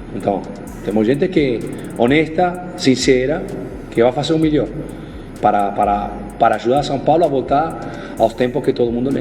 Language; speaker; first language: Portuguese; non-native, fluent; Spanish